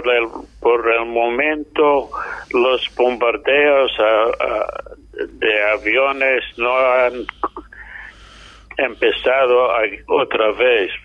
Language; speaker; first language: Spanish; non-native, fluent; English